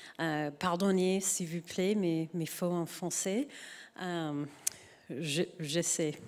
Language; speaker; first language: French; non-native, learner; English